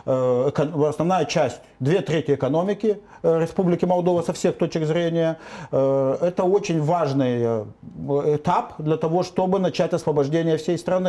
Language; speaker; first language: Russian; native; Russian